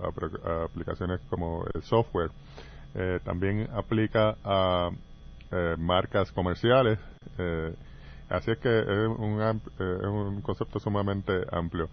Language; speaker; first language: Spanish; native; Spanish